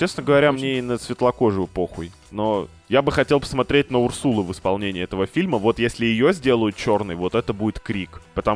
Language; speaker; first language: Russian; native; Russian